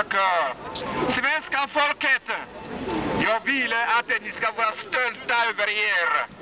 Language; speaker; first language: Swedish; non-native, learner; French